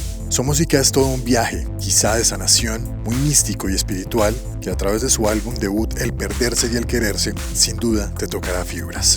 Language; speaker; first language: Spanish; native; Spanish